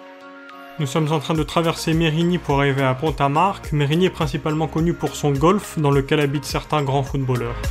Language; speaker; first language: French; native; French